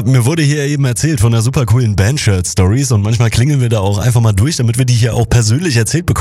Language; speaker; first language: German; native; German